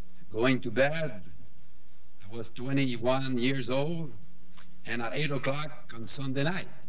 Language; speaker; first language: English; non-native, fluent; French